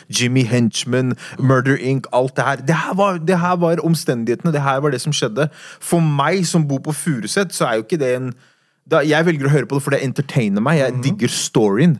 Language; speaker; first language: Norwegian; native; Norwegian